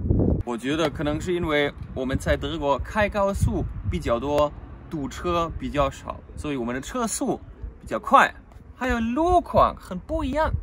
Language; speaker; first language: Chinese; non-native, fluent; German